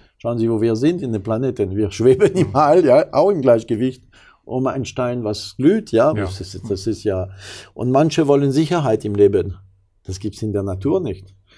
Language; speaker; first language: German; non-native, fluent; French